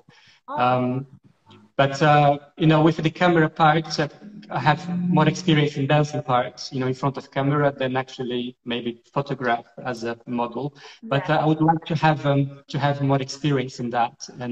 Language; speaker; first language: English; non-native, fluent; Portuguese